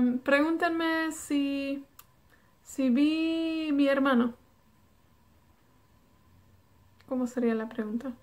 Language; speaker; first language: Spanish; non-native, fluent; Welsh